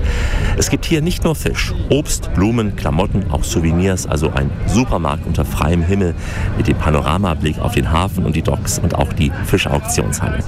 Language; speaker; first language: German; native; German